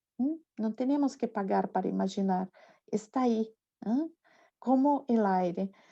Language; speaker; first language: Spanish; non-native, learner; Portuguese